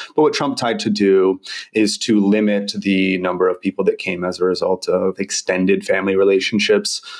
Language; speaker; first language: English; native; English